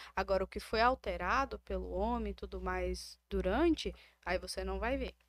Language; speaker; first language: Portuguese; native; Portuguese